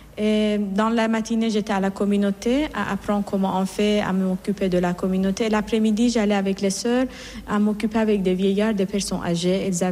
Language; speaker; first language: French; non-native, fluent; Persian